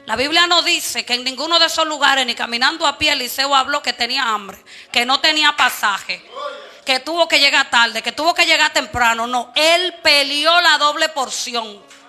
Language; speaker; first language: Spanish; native; Spanish